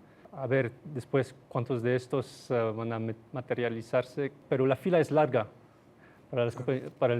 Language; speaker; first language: Spanish; non-native, fluent; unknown